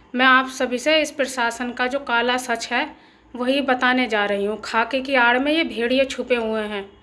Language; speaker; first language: Hindi; native; Hindi